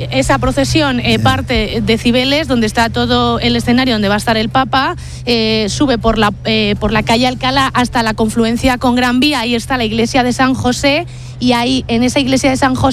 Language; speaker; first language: Spanish; native; Spanish